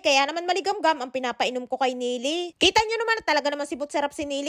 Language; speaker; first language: Filipino; native; Filipino